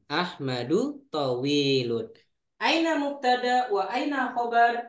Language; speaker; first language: Arabic; non-native, fluent; Indonesian